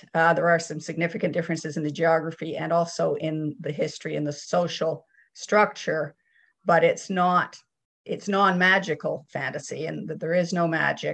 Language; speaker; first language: English; native; English